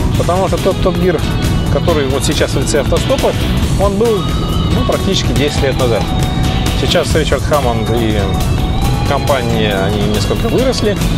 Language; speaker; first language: Russian; native; Russian